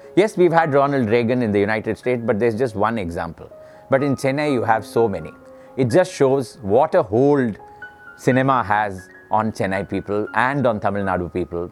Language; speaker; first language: English; non-native, local second language; Tamil